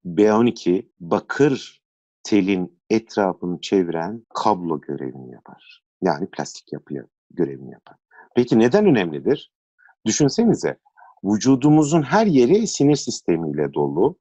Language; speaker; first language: Turkish; native; Turkish